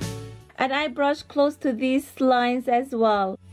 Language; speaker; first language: English; non-native, fluent; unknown